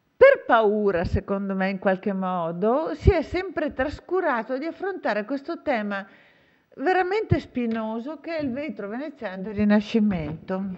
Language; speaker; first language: Italian; native; Italian